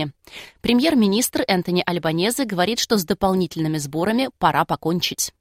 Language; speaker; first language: Russian; native; Russian